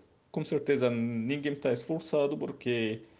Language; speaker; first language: Portuguese; non-native, learner; Arabic